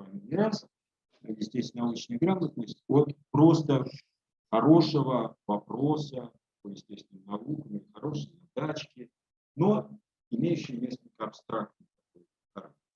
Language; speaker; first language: Russian; native; Russian